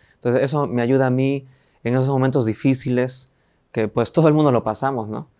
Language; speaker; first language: Spanish; native; Spanish